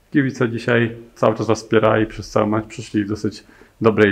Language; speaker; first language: Polish; native; Polish